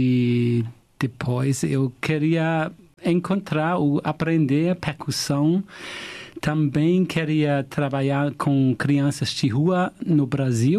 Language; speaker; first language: Portuguese; non-native, fluent; German